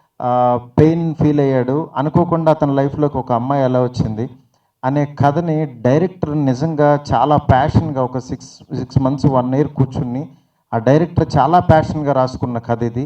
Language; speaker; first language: Telugu; native; Telugu